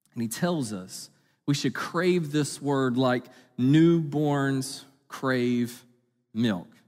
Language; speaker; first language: English; native; English